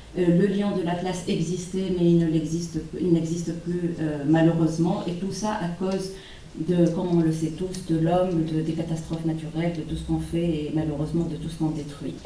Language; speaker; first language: French; non-native, local second language; Arabic